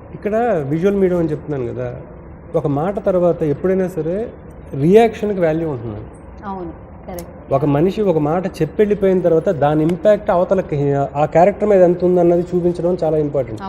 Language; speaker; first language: Telugu; native; Telugu